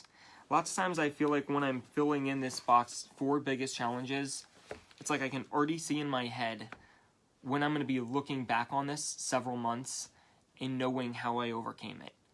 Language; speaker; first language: English; native; English